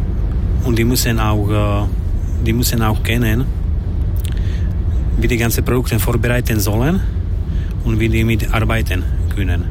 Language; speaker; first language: German; non-native, learner; Slovak